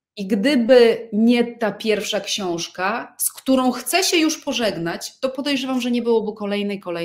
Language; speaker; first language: Polish; early bilingual, other home language; Russian